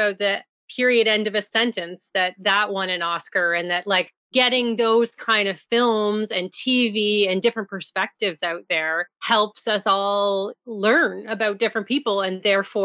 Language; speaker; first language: English; native; English